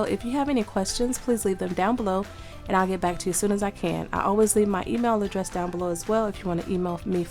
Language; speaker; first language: English; native; English